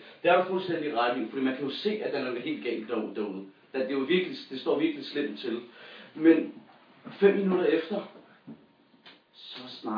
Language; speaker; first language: Danish; native; Danish